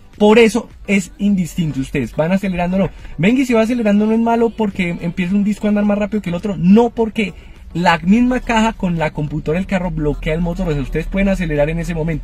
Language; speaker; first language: Spanish; native; Spanish